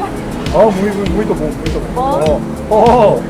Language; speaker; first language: Portuguese; non-native, learner; Korean